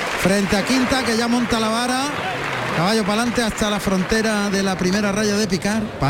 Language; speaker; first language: Spanish; native; Spanish